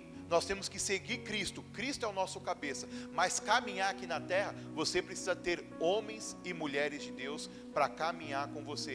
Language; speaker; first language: Portuguese; native; Portuguese